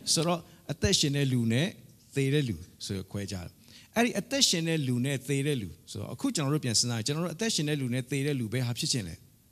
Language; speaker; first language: Burmese; non-native, local second language; Hakha Chin